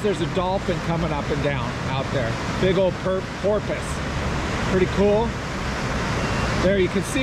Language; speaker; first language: English; native; English